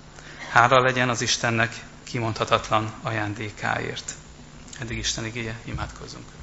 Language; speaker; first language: Hungarian; native; Hungarian